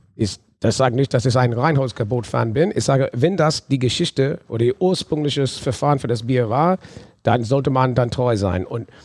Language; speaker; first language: German; non-native, fluent; English